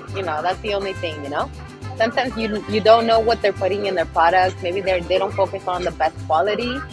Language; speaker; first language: English; early bilingual, other home language; Spanish